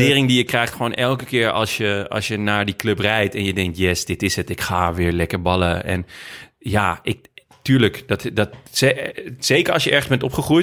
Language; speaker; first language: Dutch; native; Dutch